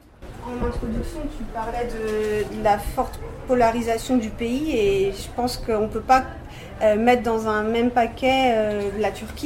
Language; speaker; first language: French; native; French